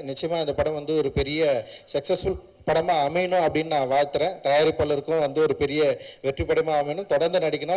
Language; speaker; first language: Tamil; native; Tamil